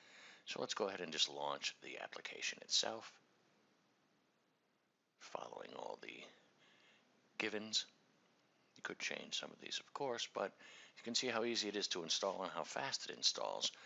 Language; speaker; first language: English; native; English